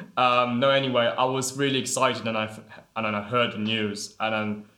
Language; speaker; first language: English; non-native, fluent; German